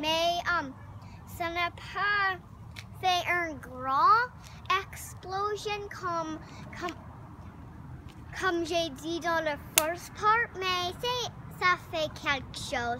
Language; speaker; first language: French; non-native, learner; English